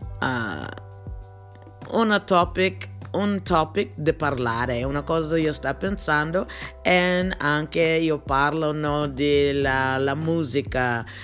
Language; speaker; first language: Italian; non-native, learner; English